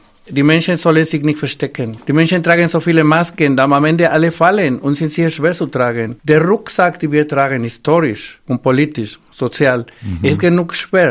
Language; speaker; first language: German; non-native, fluent; Spanish